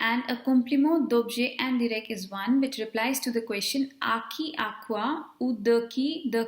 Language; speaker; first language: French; non-native, fluent; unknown